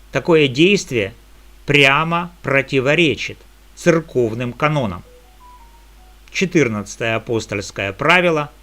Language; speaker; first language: Russian; native; Russian